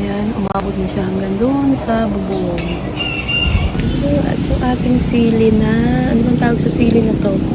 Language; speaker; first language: Filipino; native; Filipino